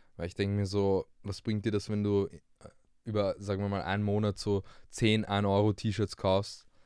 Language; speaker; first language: German; early bilingual, other home language; English